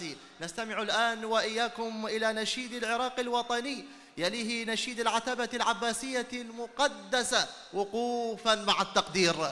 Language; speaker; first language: Arabic; native; Arabic